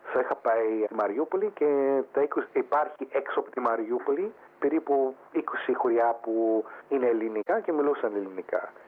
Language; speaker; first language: Greek; early bilingual, heritage; Greek